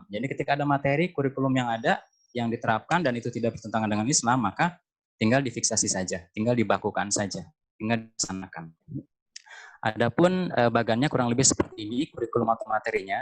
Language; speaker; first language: Indonesian; native; Indonesian